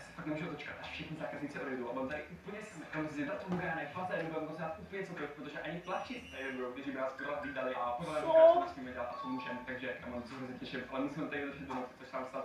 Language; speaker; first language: Czech; native; Czech